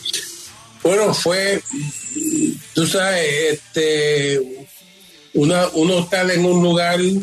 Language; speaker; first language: Spanish; early bilingual, heritage; Spanish